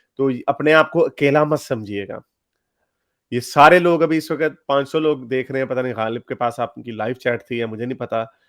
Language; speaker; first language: Urdu; native; Urdu